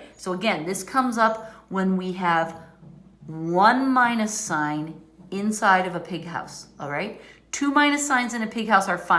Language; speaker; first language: English; native; English